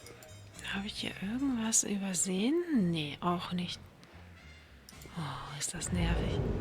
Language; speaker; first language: German; native; German